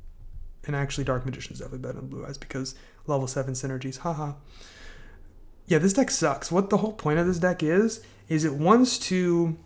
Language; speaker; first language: English; native; English